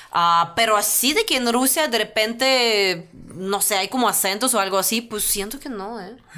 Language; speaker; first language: Spanish; non-native, fluent; Russian